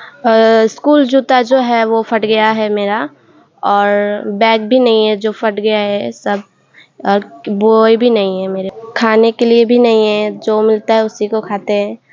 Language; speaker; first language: Hindi; non-native, local second language; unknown